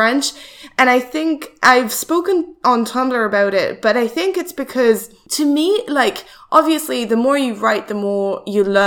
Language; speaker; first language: English; non-native, fluent; French